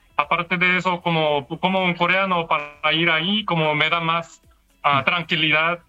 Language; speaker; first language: Spanish; non-native, fluent; Korean